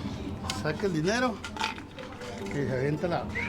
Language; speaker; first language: Spanish; native; Spanish